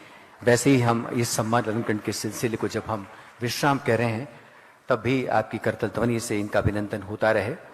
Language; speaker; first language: Hindi; native; Hindi